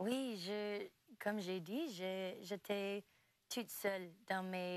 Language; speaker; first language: French; non-native, local second language; English